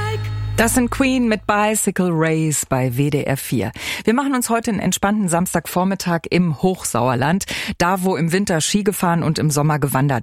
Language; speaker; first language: German; native; German